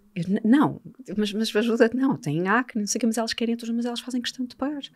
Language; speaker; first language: Portuguese; native; Portuguese